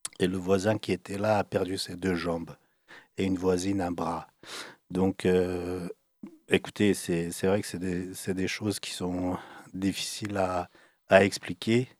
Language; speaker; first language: French; early bilingual, other home language; Bosnian